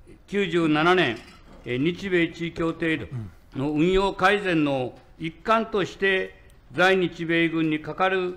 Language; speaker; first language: Japanese; native; Japanese